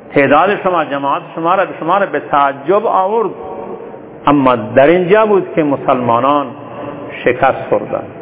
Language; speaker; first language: Persian; non-native, local second language; Turkmen